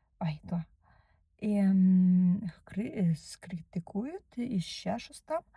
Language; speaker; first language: Ukrainian; non-native, fluent; Russian